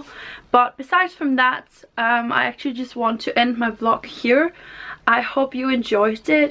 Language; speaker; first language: English; non-native, fluent; Danish